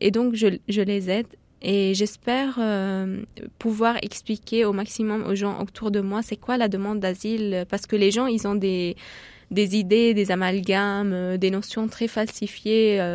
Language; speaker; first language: French; non-native, fluent; Arabic